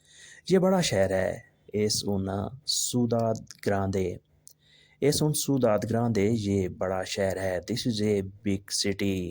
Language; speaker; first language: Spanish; non-native, learner; Urdu